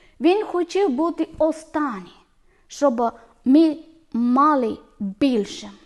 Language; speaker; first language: Ukrainian; non-native, learner; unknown